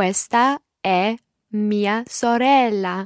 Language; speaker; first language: Italian; non-native, learner; English